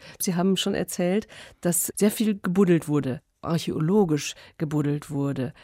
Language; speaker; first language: German; native; German